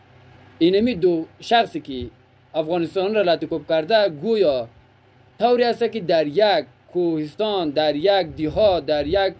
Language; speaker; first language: Persian; native; Persian